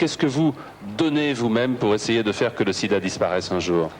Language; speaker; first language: French; native; French